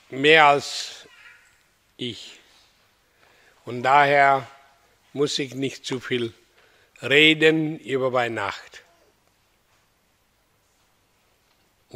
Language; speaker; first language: German; non-native, learner; Hindi